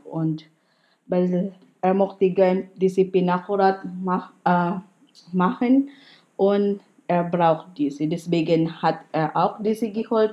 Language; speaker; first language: German; non-native, learner; Filipino